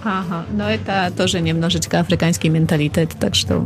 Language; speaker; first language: Russian; non-native, fluent; Polish